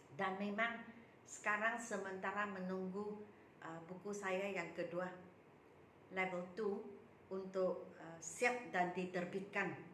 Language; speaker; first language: Malay; non-native, local second language; Chinese